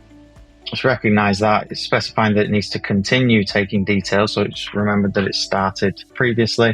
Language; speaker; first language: English; native; English